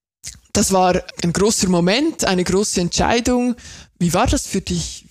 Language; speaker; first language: German; native; German